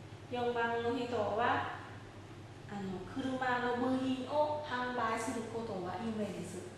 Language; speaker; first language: Japanese; non-native, fluent; Vietnamese